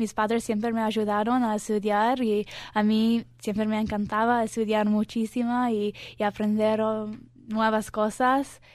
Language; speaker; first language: Spanish; early bilingual, heritage; Spanish